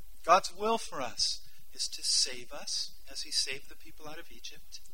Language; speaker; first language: English; native; English